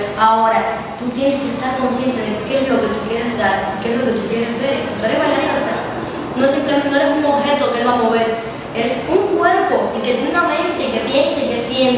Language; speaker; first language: Spanish; native; Spanish